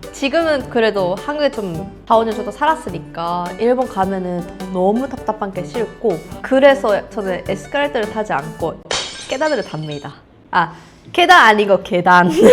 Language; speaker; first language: Korean; non-native, fluent; Japanese